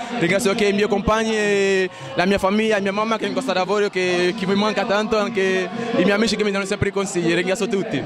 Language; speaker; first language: Italian; non-native, fluent; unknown